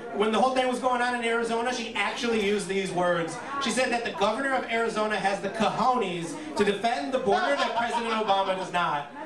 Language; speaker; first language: English; native; English